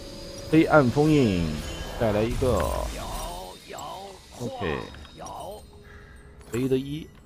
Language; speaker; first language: Chinese; native; Chinese